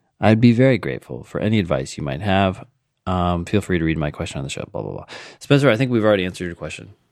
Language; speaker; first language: English; native; English